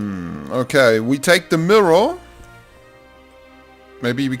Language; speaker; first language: English; non-native, learner; German